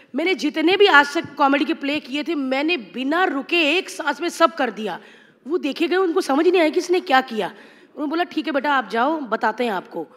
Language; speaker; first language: Hindi; native; Hindi